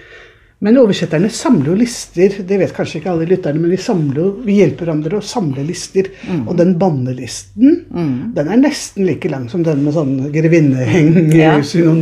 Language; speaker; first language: Norwegian; native; Norwegian